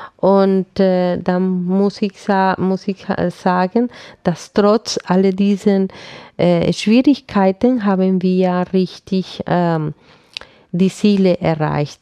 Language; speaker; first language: German; non-native, fluent; Spanish